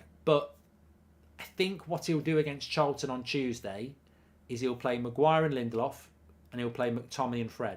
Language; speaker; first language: English; native; English